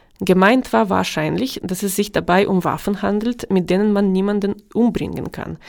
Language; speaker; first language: German; non-native, fluent; Ukrainian